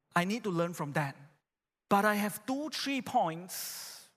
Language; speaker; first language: English; non-native, local second language; Chinese